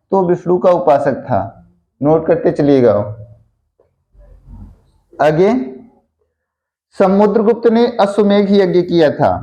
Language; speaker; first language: Hindi; native; Hindi